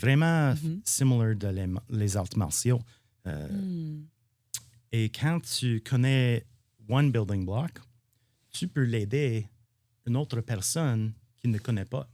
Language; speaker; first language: French; non-native, learner; English